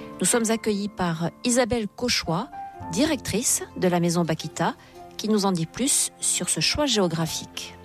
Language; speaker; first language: French; native; French